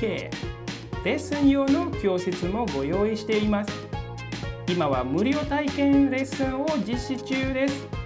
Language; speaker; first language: Japanese; non-native, fluent; Indonesian